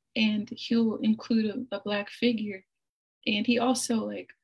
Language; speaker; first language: English; native; English